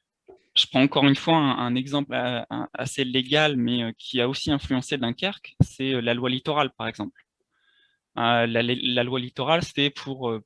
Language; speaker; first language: French; native; French